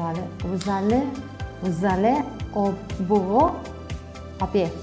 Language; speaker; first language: French; non-native, learner; Spanish